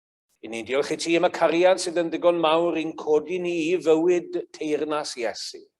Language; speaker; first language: Welsh; native; Welsh